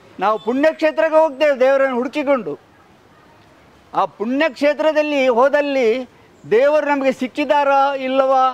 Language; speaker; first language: Kannada; non-native, local second language; Konkani